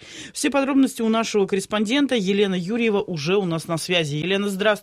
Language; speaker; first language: Russian; native; Russian